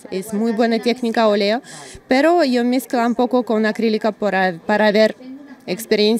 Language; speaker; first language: Spanish; non-native, learner; Russian